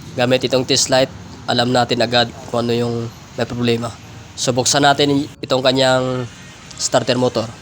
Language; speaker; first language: Filipino; non-native, local second language; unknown